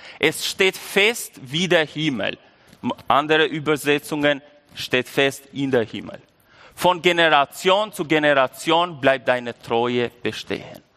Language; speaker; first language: German; non-native, fluent; Albanian